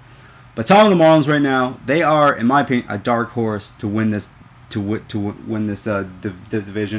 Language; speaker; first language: English; native; English